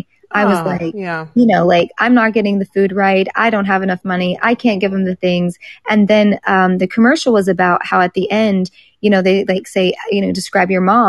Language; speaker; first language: English; native; English